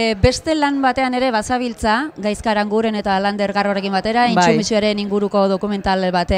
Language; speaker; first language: Basque; native; Basque